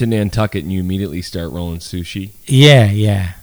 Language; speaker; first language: English; non-native, local second language; Nepali